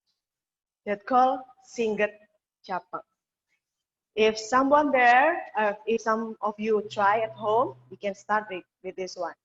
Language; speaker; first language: English; non-native, learner; Indonesian